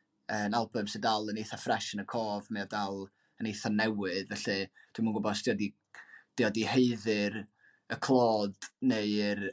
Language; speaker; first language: Welsh; native; Welsh